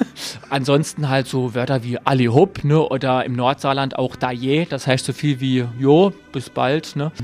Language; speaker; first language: German; native; German